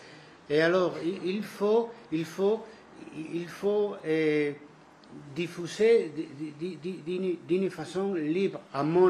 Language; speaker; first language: French; non-native, fluent; Spanish